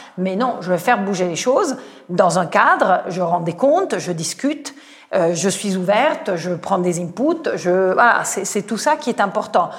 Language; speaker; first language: French; non-native, fluent; Italian